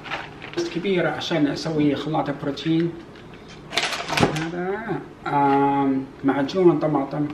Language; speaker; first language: Arabic; non-native, learner; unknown